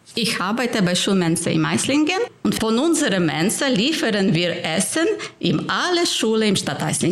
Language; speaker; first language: German; non-native, fluent; Ukrainian